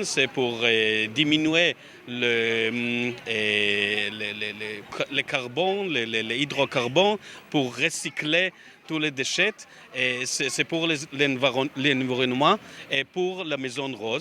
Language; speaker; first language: French; non-native, learner; Hebrew